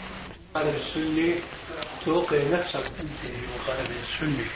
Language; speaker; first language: Arabic; native; Arabic